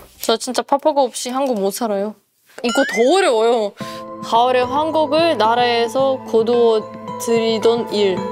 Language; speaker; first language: Korean; non-native, fluent; German